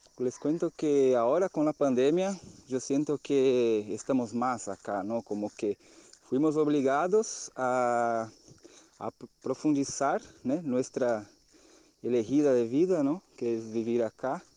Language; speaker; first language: Spanish; non-native, fluent; Portuguese